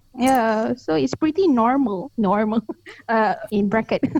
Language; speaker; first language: English; native; English